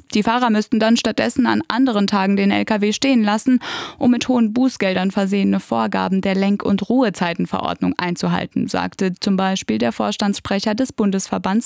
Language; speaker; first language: German; native; German